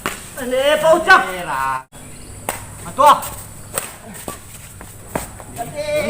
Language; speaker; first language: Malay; non-native, local second language; Minangkabau